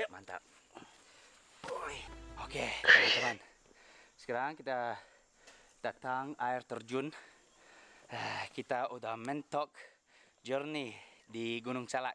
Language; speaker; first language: Indonesian; non-native, learner; English